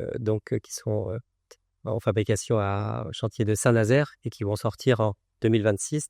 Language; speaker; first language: French; native; French